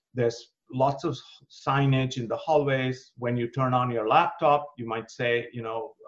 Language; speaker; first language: English; non-native, local second language; Bangla